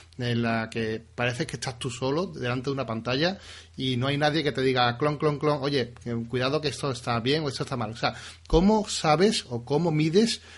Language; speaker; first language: Spanish; native; Spanish